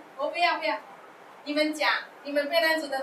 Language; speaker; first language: Chinese; non-native, local second language; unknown